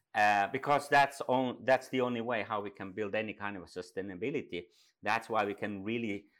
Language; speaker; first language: English; non-native, fluent; Finnish